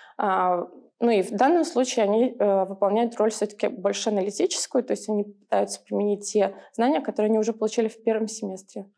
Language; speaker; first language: Russian; native; Russian